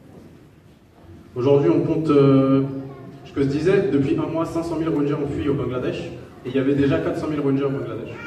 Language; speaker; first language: French; native; French